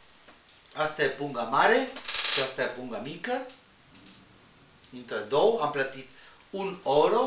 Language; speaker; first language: Romanian; non-native, learner; Spanish